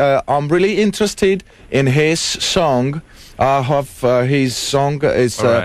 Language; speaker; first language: English; non-native, learner; Lithuanian